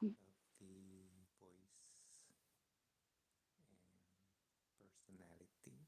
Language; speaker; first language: English; non-native, learner; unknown